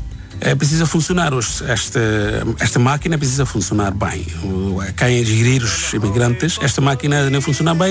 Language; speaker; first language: Portuguese; non-native, learner; Bangla